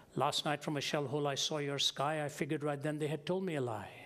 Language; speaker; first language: English; non-native, local second language; Hindi